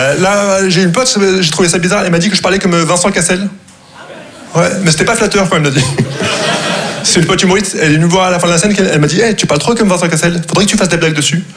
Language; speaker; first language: French; non-native, local second language; Arabic